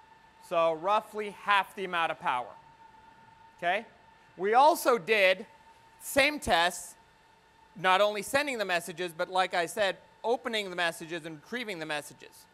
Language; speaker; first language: English; native; English